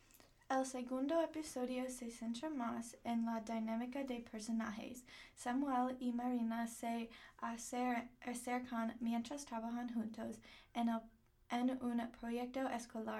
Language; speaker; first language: Spanish; non-native, learner; English